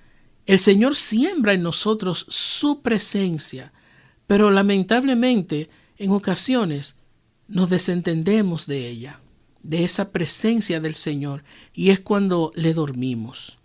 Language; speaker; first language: Spanish; native; Spanish